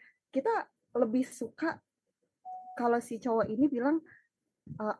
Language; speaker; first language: Indonesian; native; Indonesian